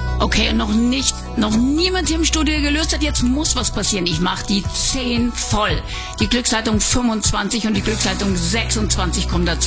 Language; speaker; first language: German; native; German